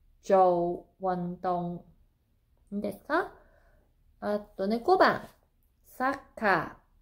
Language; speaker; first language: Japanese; non-native, fluent; Cantonese